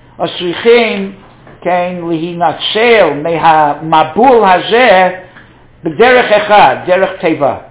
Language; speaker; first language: Hebrew; non-native, fluent; English